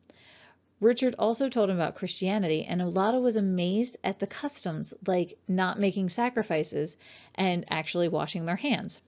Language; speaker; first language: English; native; English